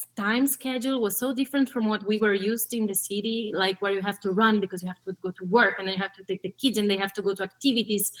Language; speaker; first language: English; early bilingual, other home language; Portuguese